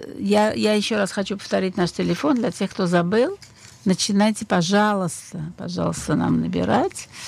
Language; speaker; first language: Russian; native; Russian